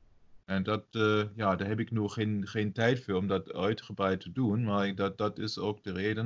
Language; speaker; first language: Dutch; non-native, fluent; German